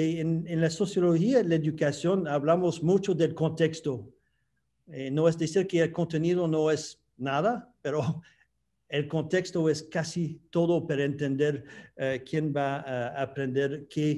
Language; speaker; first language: Spanish; non-native, fluent; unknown